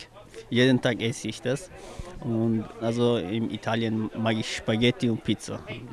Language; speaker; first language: German; non-native, learner; Persian